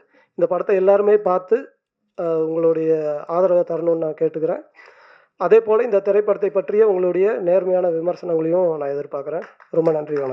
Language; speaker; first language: Tamil; native; Tamil